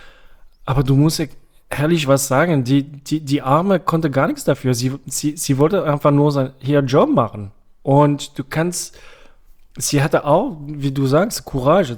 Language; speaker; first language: German; non-native, fluent; French